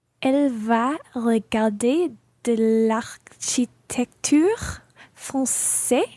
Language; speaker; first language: French; non-native, learner; English